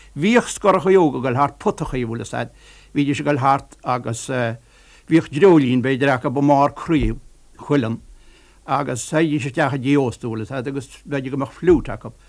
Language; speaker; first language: Irish; native; Irish